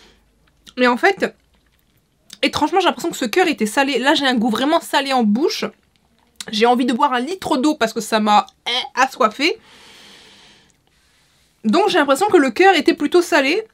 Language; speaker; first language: French; native; French